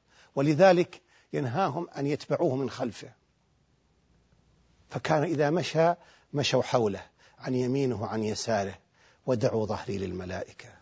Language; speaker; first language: Arabic; native; Arabic